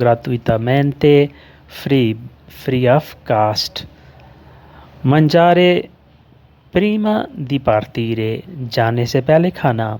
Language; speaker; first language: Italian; non-native, fluent; Urdu